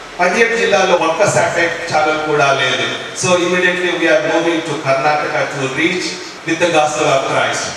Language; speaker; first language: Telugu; non-native, local second language; Lambadi